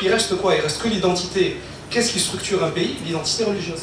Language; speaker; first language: French; early bilingual, other home language; Arabic